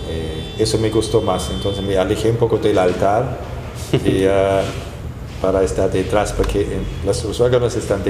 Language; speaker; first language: Spanish; non-native, fluent; German